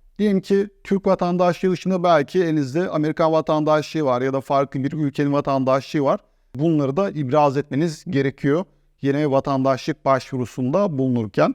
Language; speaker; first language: Turkish; native; Turkish